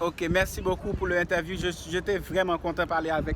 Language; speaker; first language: French; non-native, learner; Haitian Creole